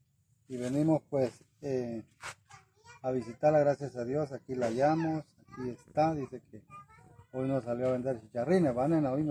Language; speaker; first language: Spanish; native; Spanish